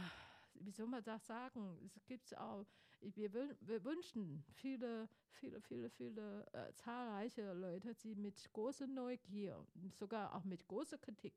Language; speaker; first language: German; non-native, fluent; Chinese